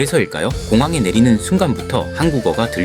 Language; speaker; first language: Korean; native; Korean